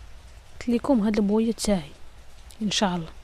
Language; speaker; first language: Arabic; native; Arabic